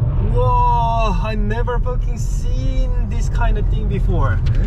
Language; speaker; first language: English; non-native, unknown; Korean